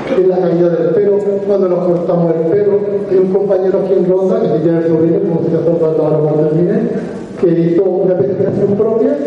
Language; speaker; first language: Spanish; native; Spanish